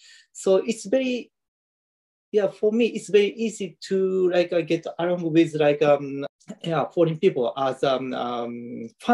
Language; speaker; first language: English; non-native, learner; Japanese